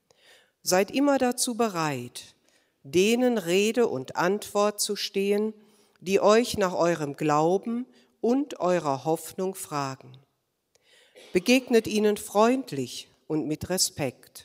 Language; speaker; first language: German; native; German